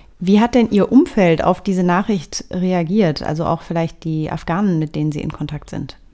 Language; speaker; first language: German; native; German